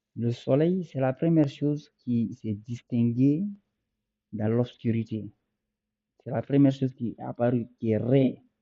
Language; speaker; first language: French; non-native, local second language; Fula